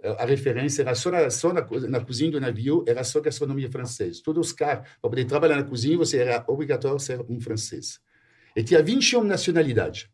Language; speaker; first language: Portuguese; non-native, fluent; French